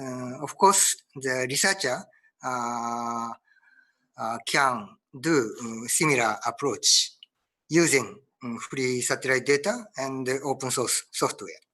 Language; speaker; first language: English; non-native, learner; Japanese